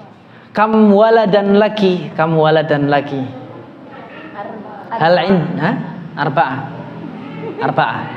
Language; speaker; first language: Arabic; non-native, fluent; Indonesian